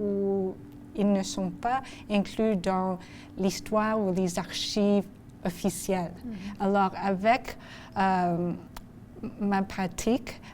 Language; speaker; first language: French; non-native, local second language; English